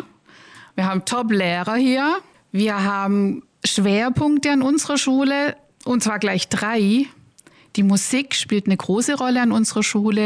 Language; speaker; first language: German; native; German